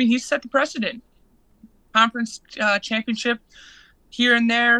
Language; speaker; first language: English; native; English